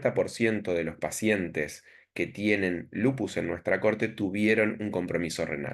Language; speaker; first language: Spanish; native; Spanish